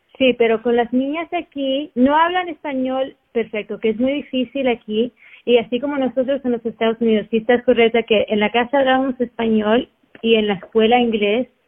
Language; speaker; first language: Spanish; early bilingual, heritage; Spanish